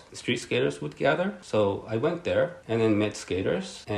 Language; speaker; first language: English; early bilingual, other home language; Japanese